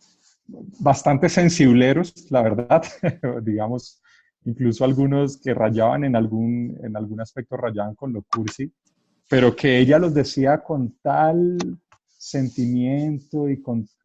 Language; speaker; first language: Spanish; native; Spanish